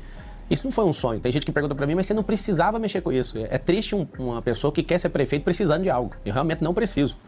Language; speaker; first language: Portuguese; native; Portuguese